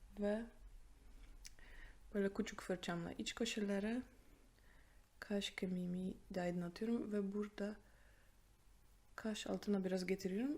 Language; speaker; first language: Turkish; non-native, fluent; Polish